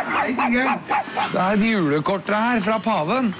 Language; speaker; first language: Norwegian; native; Norwegian